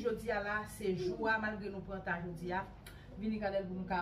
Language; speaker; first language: French; non-native, local second language; Haitian Creole